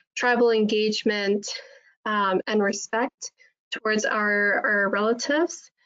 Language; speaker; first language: English; native; English